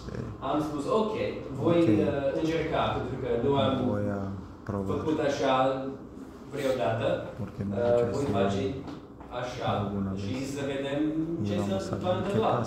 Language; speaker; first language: Romanian; non-native, learner; English